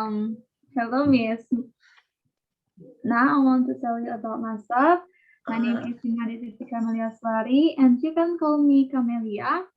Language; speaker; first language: English; non-native, learner; Indonesian